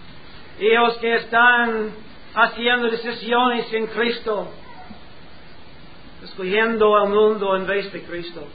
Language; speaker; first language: Spanish; non-native, learner; English